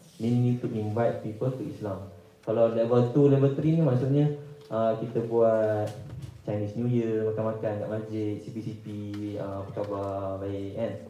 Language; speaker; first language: Malay; native; Malay